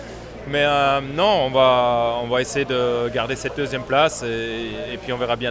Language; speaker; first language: French; native; French